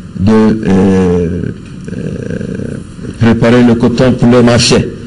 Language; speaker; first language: French; non-native, fluent; Turkish